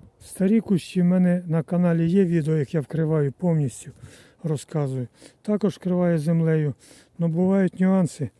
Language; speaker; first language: Ukrainian; native; Ukrainian